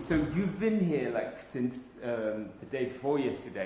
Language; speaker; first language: English; non-native, fluent; Uzbek